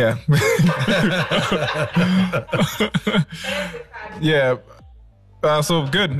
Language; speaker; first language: English; native; English